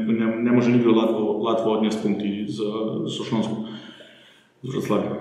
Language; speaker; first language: Polish; non-native, learner; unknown